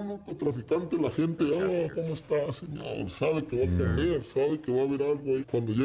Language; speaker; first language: Spanish; native; Spanish